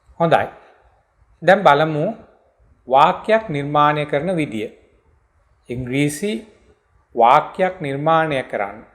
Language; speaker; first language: Sinhala; native; Sinhala